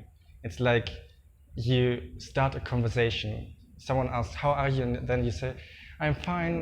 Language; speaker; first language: English; non-native, fluent; German